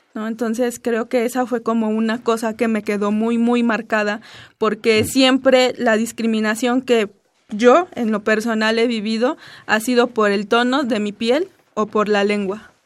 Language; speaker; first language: Spanish; non-native, local second language; Zapotec